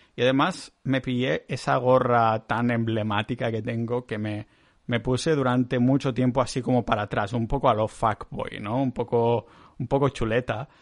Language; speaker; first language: Spanish; native; Spanish